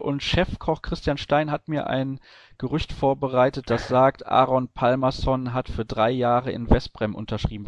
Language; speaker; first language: German; native; German